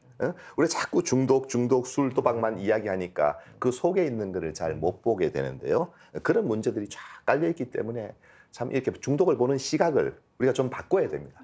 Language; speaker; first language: Korean; native; Korean